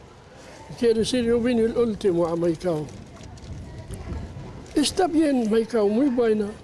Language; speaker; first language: Spanish; non-native, learner; Arabic